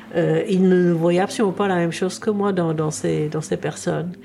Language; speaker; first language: French; early bilingual, other home language; Czech